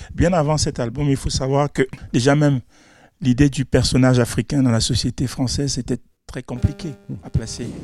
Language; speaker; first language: French; non-native, local second language; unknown